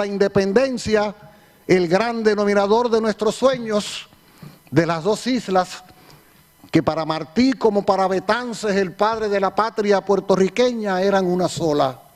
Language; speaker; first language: Spanish; native; Spanish